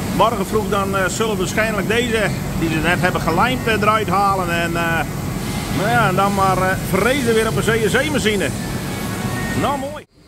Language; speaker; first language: Dutch; non-native, local second language; Western Frisian